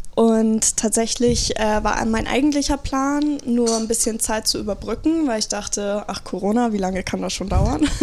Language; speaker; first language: German; native; German